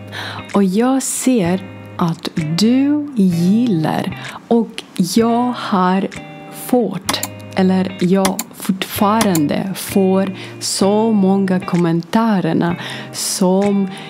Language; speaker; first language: Swedish; non-native, fluent; Ukrainian